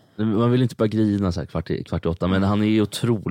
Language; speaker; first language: Swedish; native; Swedish